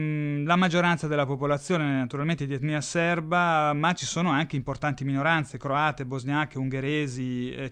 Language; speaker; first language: Italian; native; Italian